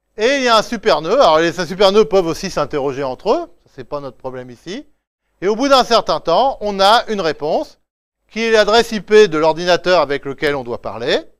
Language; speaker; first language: French; native; French